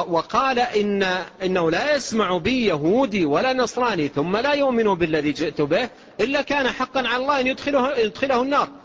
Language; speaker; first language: Arabic; native; Arabic